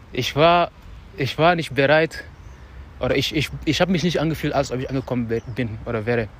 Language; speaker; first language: German; non-native, fluent; Wolof